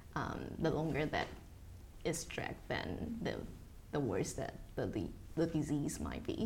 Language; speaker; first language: English; non-native, fluent; Chinese